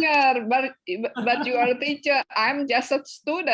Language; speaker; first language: English; non-native, learner; Indonesian